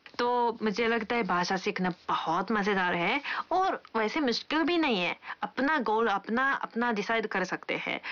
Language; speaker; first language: Hindi; non-native, fluent; Japanese